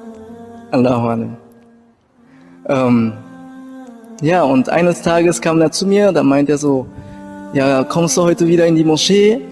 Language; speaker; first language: German; early bilingual, other home language; Japanese